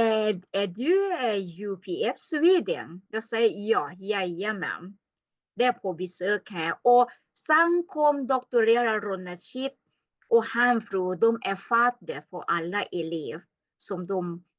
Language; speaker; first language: Swedish; non-native, learner; Thai